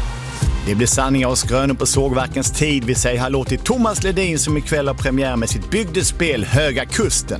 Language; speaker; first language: Swedish; native; Swedish